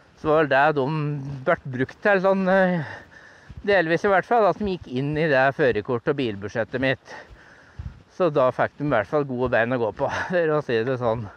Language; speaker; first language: Norwegian; native; Norwegian